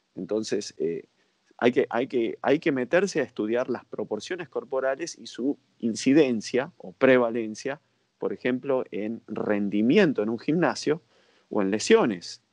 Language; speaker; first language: Spanish; native; Spanish